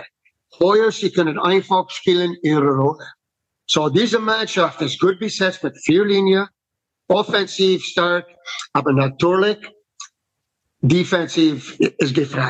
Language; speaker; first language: German; non-native, fluent; English